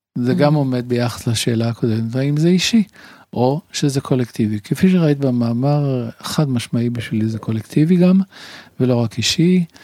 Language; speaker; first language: Hebrew; native; Hebrew